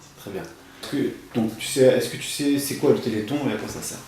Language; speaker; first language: French; native; French